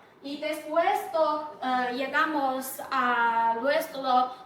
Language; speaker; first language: Spanish; non-native, learner; Chinese